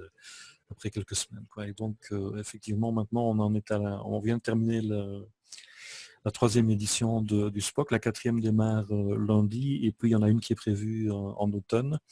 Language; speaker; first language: French; native; French